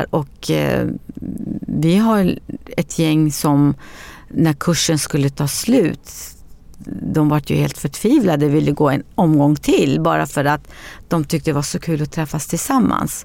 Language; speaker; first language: Swedish; early bilingual, other home language; Arabic